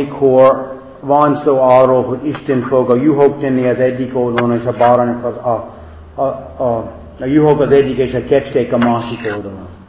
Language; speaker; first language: Hungarian; non-native, fluent; English